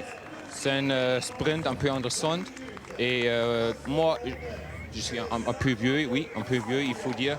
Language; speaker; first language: French; non-native, fluent; German